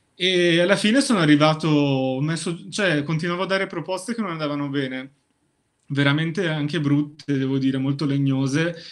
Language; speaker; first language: Italian; native; Italian